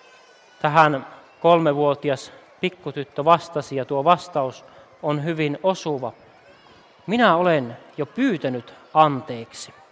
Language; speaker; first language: Finnish; native; Finnish